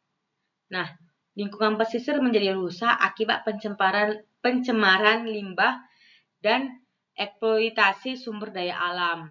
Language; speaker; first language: Indonesian; non-native, local second language; Balinese